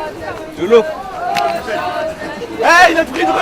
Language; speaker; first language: French; native; French